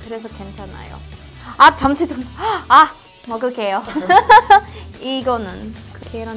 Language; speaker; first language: Korean; non-native, learner; Filipino